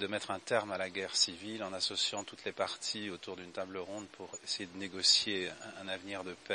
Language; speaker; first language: French; native; French